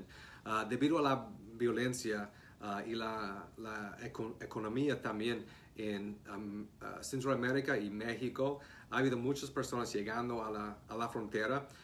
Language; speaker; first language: Spanish; non-native, fluent; English